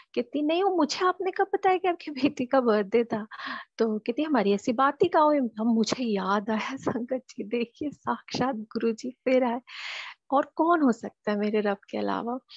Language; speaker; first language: Hindi; native; Hindi